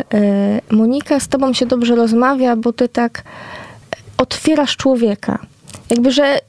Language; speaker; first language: Polish; native; Polish